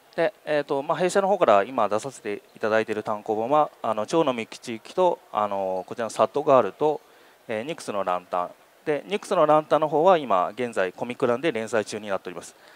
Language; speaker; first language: Japanese; native; Japanese